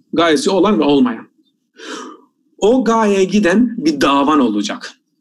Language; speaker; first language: Turkish; non-native, fluent; Albanian